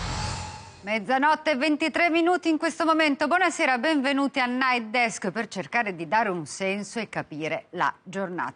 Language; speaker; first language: Italian; native; Italian